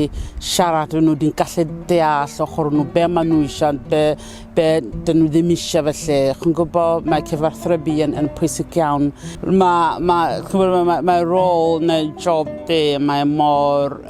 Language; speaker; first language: Welsh; non-native, fluent; Southern Sotho